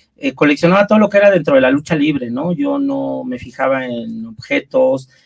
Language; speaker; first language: Spanish; native; Spanish